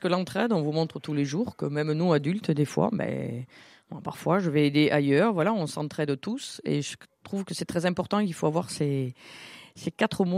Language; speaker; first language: French; native; French